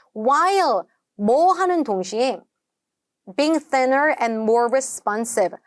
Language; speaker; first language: English; non-native, fluent; Korean